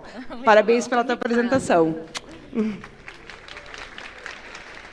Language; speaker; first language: Portuguese; native; Portuguese